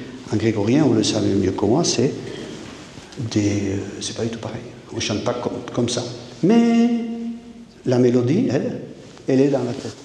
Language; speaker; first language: French; native; French